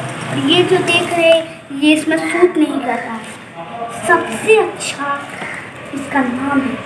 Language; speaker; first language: Hindi; native; Hindi